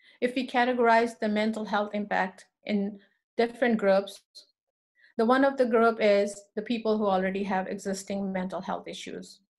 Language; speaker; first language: English; non-native, local second language; Urdu